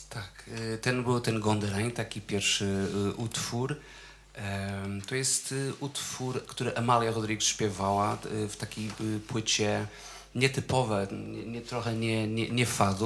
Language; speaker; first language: Polish; non-native, fluent; Portuguese